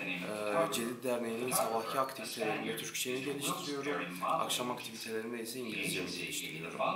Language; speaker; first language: Turkish; non-native, learner; Arabic